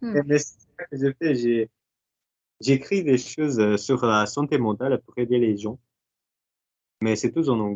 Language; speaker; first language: French; non-native, fluent; Portuguese